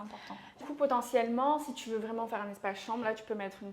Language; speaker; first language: French; native; French